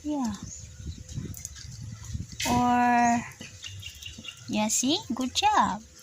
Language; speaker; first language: English; non-native, learner; Cebuano